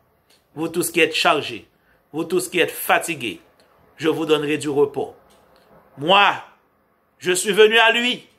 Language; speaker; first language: French; non-native, local second language; Haitian Creole